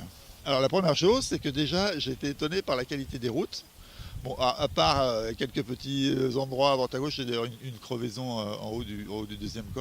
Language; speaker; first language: French; native; French